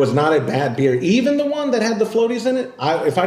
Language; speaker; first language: English; native; English